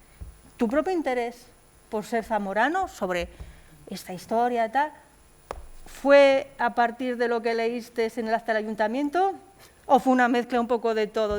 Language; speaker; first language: Spanish; native; Spanish